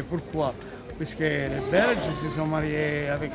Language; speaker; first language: French; non-native, learner; Italian